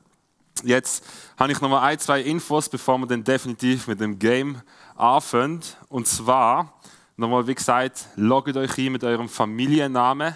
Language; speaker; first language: German; native; German